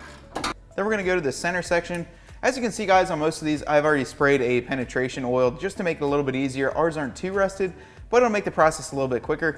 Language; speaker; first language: English; native; English